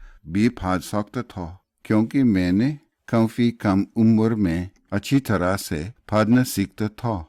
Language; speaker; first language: Hindi; non-native, fluent; English